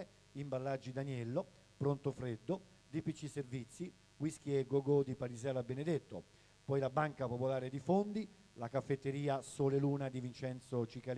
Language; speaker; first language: Italian; native; Italian